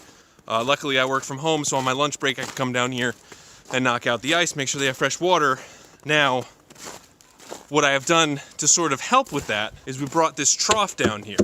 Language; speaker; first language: English; native; English